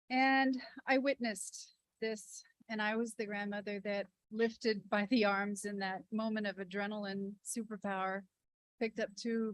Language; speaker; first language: English; native; English